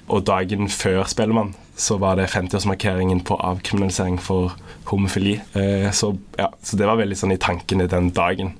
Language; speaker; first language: Norwegian; native; Norwegian